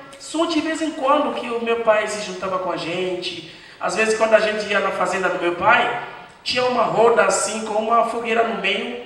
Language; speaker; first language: Portuguese; non-native, fluent; French